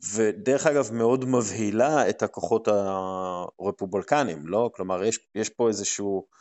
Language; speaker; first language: Hebrew; native; Hebrew